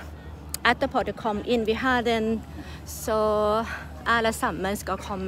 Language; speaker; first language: Norwegian; non-native, learner; Thai